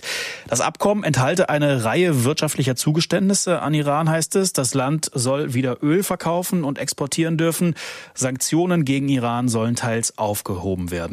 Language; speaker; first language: German; native; German